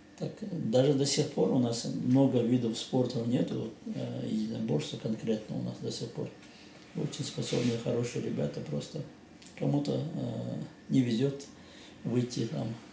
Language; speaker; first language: Russian; non-native, local second language; Chechen